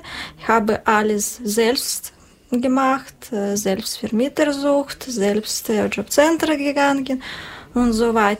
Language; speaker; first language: German; non-native, learner; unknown